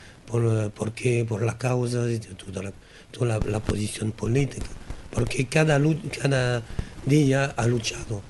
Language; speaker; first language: Spanish; non-native, learner; French